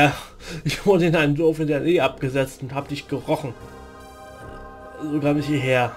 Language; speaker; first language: German; native; German